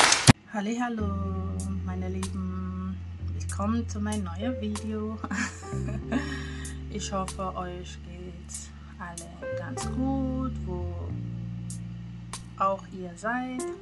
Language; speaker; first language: German; non-native, fluent; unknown